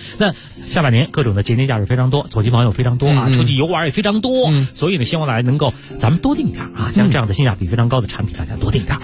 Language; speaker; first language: Chinese; native; Chinese